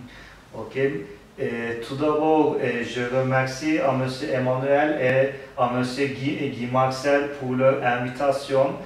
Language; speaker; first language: French; non-native, learner; Turkish